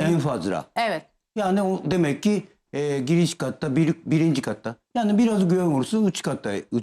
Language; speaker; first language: Turkish; non-native, learner; Japanese